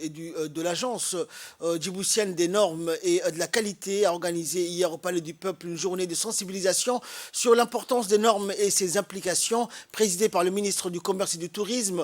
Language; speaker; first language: French; native; French